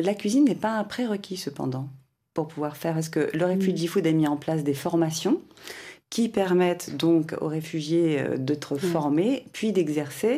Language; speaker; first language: French; native; French